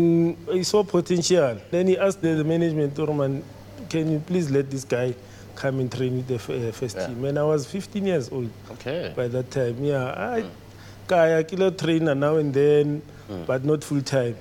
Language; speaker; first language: English; non-native, local second language; Southern Sotho